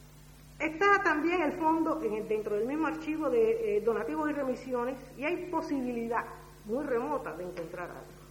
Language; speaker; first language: Spanish; native; Spanish